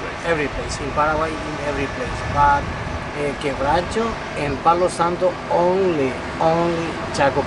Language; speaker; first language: English; non-native, learner; Spanish